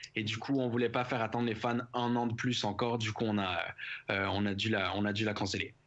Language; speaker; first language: French; native; French